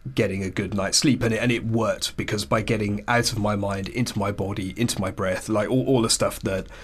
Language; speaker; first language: English; early bilingual, other home language; Hindi